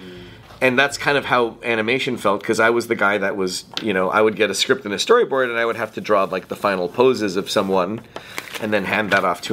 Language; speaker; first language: English; native; English